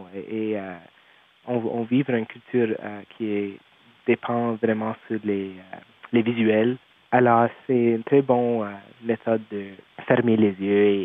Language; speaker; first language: French; non-native, local second language; English